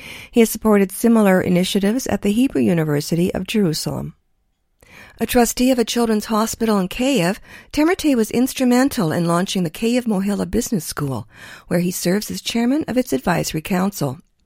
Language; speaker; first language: English; early bilingual, other home language; Ukrainian